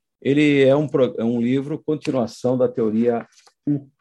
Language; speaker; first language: Portuguese; native; Portuguese